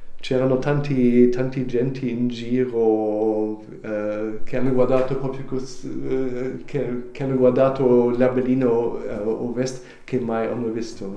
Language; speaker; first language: Italian; non-native, learner; German